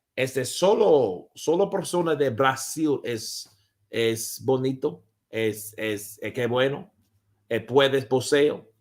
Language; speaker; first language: Spanish; non-native, learner; English